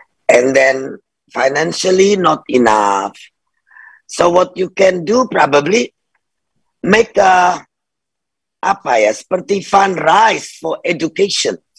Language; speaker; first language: English; non-native, fluent; Indonesian